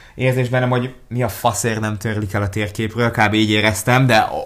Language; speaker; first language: Hungarian; early bilingual, other home language; Hebrew